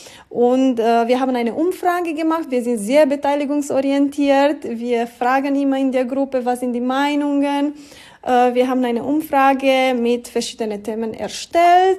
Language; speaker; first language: German; non-native, learner; Romanian